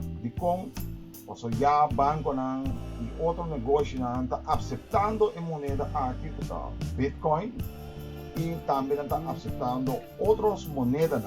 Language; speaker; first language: Portuguese; non-native, learner; Papiamento